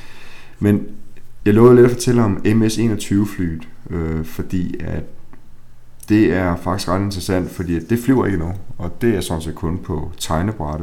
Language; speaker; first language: Danish; native; Danish